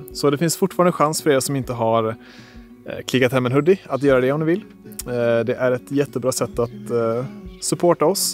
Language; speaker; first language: Swedish; native; Swedish